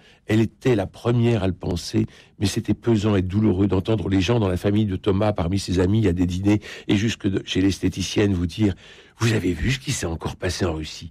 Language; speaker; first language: French; native; French